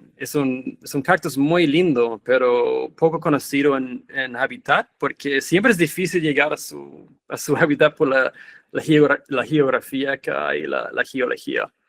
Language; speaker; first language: Spanish; non-native, fluent; English